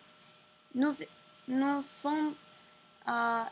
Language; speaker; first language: French; non-native, learner; Spanish